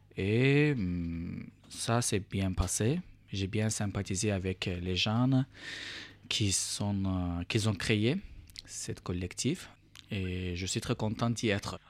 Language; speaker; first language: French; non-native, fluent; Azerbaijani